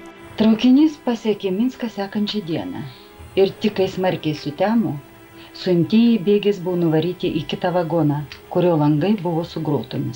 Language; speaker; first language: Lithuanian; native; Lithuanian